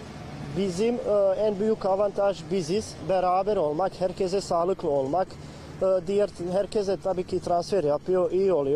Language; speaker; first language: Turkish; non-native, learner; Bosnian